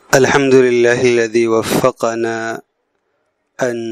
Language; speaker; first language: Arabic; non-native, fluent; Urdu